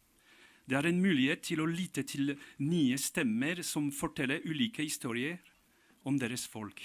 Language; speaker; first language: Norwegian; non-native, fluent; French